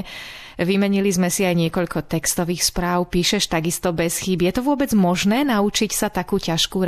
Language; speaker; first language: Slovak; native; Slovak